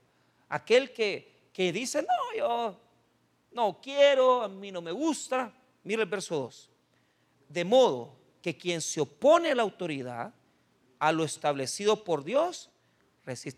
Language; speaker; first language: Spanish; native; Spanish